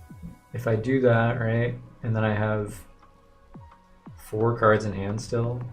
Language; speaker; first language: English; native; English